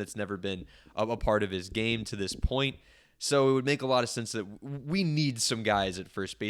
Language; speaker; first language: English; native; English